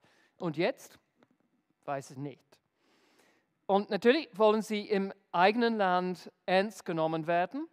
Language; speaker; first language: German; non-native, fluent; English